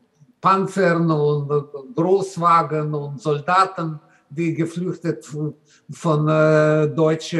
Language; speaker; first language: German; non-native, learner; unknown